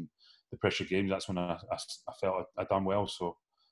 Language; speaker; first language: English; native; English